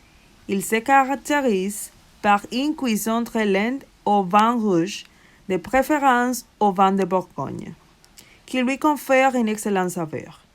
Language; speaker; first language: French; non-native, learner; Spanish